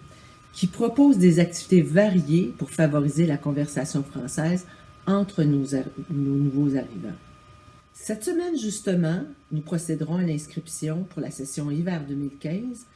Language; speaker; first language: French; native; French